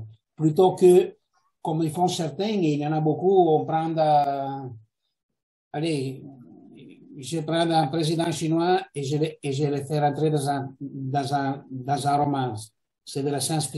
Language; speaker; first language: French; non-native, fluent; Italian